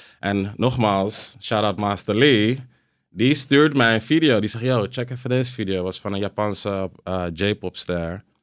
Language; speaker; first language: Dutch; early bilingual, other home language; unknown